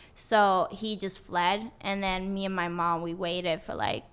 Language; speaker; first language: English; non-native, fluent; Swedish